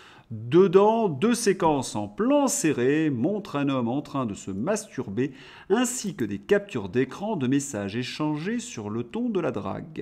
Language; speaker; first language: French; native; French